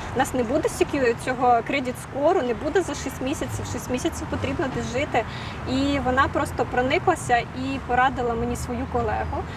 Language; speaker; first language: Ukrainian; native; Ukrainian